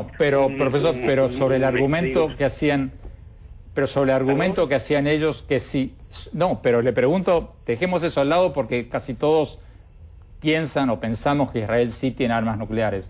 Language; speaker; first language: Spanish; native; Spanish